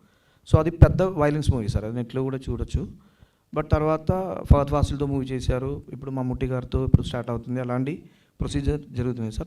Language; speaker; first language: Telugu; non-native, local second language; Malayalam